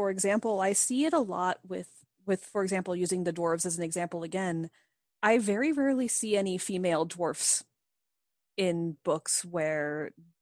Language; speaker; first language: English; native; English